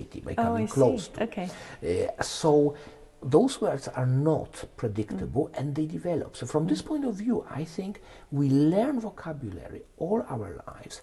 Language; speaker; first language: English; non-native, fluent; Polish